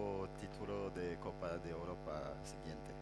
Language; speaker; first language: Spanish; non-native, fluent; French